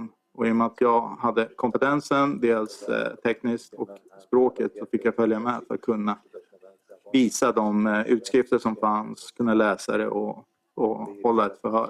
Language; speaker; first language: Swedish; native; Swedish